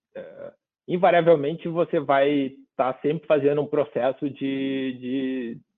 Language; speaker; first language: Portuguese; native; Portuguese